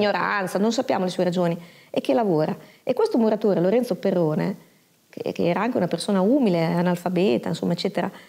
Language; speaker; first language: Italian; native; Italian